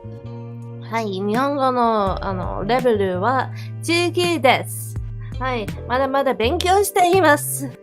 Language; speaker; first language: Japanese; non-native, learner; English